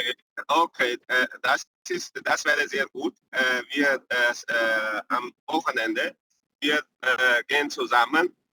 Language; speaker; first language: German; non-native, learner; Hindi